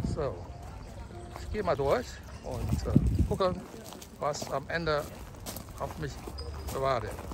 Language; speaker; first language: German; non-native, fluent; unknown